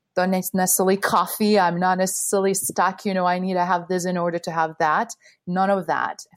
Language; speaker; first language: English; non-native, fluent; Bosnian